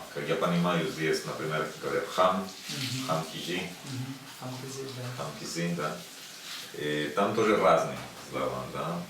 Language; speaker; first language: Russian; non-native, learner; Spanish